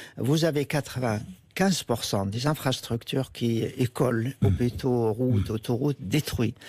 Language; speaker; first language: French; non-native, fluent; Arabic